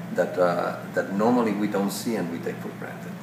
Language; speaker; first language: English; non-native, fluent; Spanish